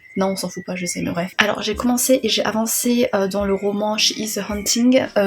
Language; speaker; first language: French; early bilingual, other home language; Vietnamese